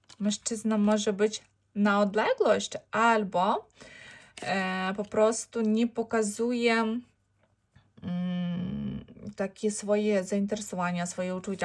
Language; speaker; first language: Polish; non-native, learner; Ukrainian